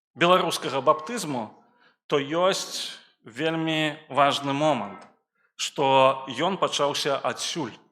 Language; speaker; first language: Belarusian; native; Belarusian